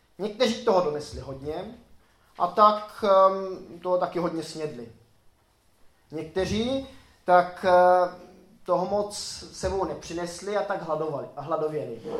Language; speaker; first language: Czech; native; Czech